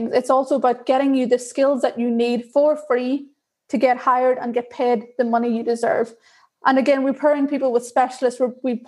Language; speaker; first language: English; native; English